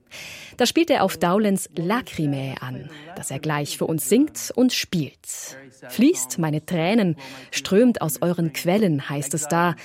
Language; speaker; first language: German; native; German